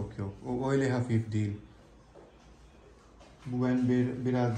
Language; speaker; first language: Turkish; non-native, learner; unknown